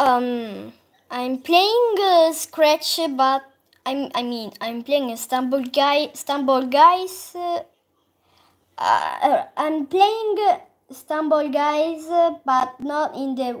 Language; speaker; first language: English; non-native, learner; Italian